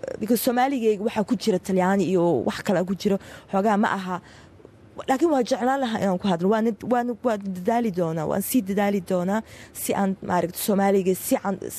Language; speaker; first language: Somali; early bilingual, heritage; Somali